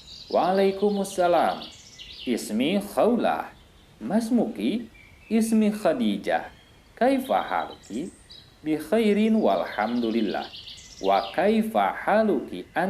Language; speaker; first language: Arabic; non-native, fluent; Indonesian